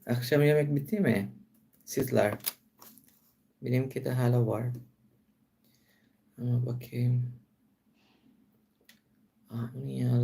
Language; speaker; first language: Turkish; non-native, learner; Filipino